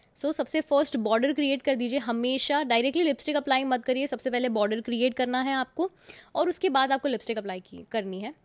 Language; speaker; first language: Hindi; non-native, local second language; Gujarati